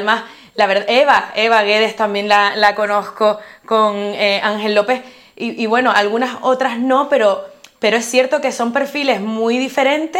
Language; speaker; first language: Spanish; native; Spanish